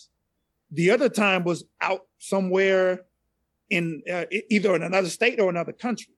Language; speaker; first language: English; non-native, fluent; Spanish